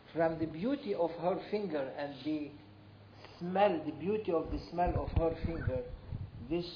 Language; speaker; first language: English; non-native, fluent; Arabic